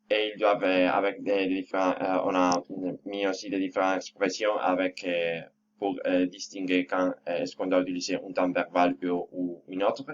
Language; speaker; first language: French; non-native, fluent; Spanish